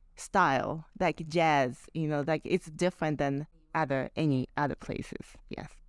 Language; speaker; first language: English; non-native, fluent; Japanese